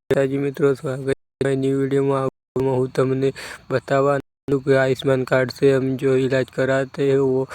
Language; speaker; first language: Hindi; non-native, local second language; Gujarati